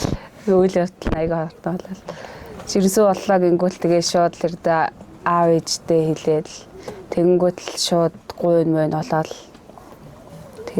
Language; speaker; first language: Mongolian; native; Mongolian